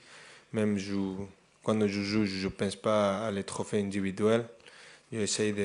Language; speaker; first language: French; non-native, fluent; Spanish